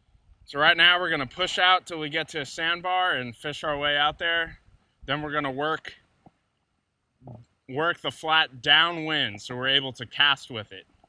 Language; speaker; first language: English; native; English